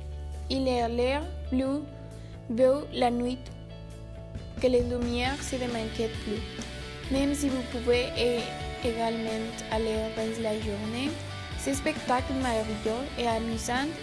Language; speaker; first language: French; non-native, learner; Spanish